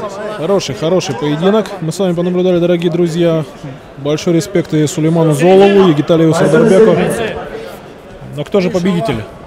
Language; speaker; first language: Russian; native; Russian